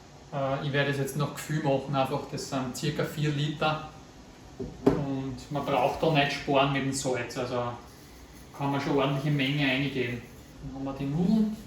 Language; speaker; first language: German; native; German